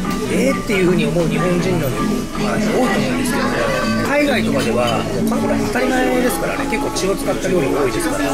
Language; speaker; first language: Japanese; native; Japanese